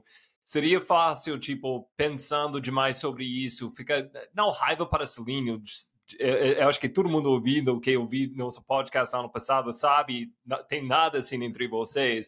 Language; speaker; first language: Portuguese; non-native, fluent; English